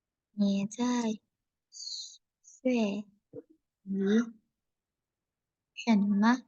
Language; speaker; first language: Chinese; non-native, fluent; Indonesian